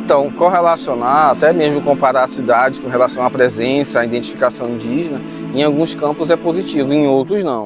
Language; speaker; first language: Portuguese; native; Portuguese